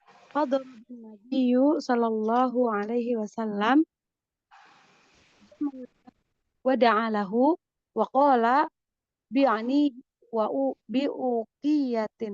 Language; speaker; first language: Arabic; non-native, learner; Indonesian